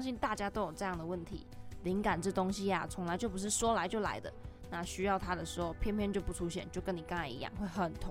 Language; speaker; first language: Chinese; native; Chinese